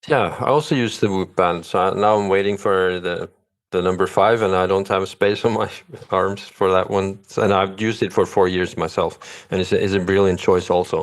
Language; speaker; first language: English; non-native, fluent; Norwegian